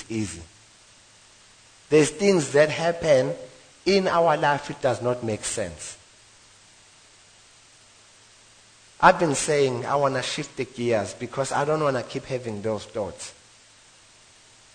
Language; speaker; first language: English; non-native, local second language; Zulu